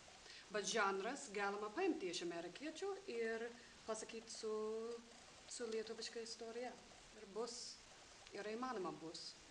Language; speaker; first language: Lithuanian; non-native, fluent; English